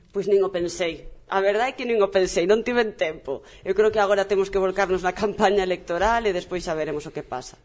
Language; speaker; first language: Galician; non-native, local second language; Spanish